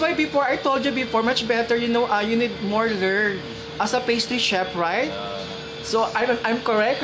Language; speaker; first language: English; non-native, local second language; Filipino